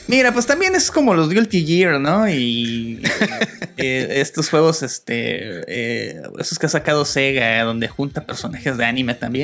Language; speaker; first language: Spanish; native; Spanish